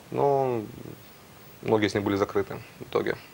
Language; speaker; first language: Russian; native; Russian